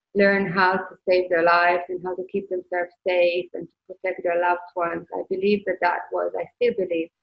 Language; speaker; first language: English; non-native, fluent; Hebrew